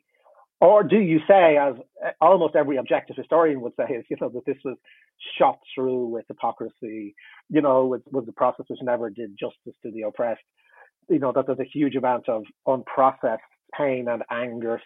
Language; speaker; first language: English; native; English